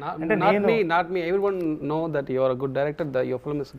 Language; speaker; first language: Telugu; non-native, learner; Tamil